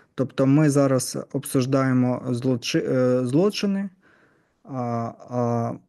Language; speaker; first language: Ukrainian; non-native, learner; Russian